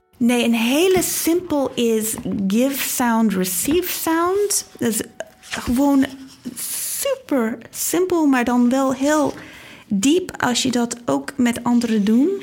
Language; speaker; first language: Dutch; non-native, fluent; English